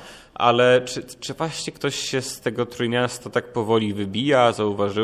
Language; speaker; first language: Polish; native; Polish